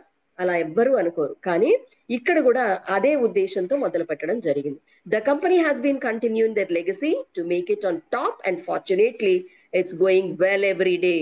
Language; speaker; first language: Telugu; native; Telugu